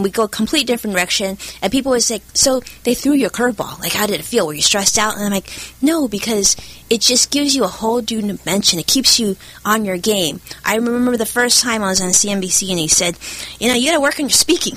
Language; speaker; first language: English; early bilingual, other home language; Chinese